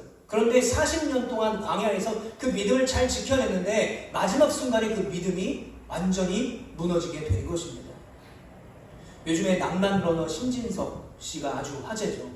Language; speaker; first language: Korean; native; Korean